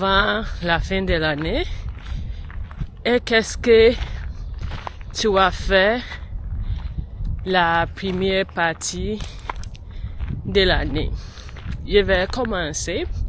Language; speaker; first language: French; non-native, learner; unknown